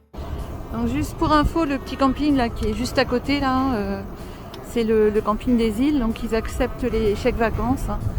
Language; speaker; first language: French; native; French